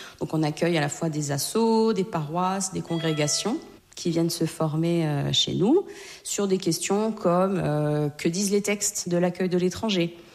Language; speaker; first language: French; native; French